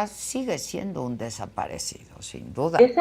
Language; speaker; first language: Spanish; native; Spanish